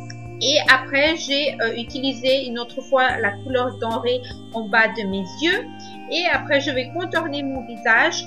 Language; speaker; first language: French; non-native, learner; Spanish